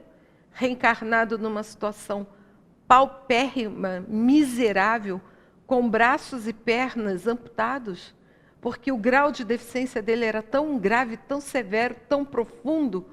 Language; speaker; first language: Portuguese; native; Portuguese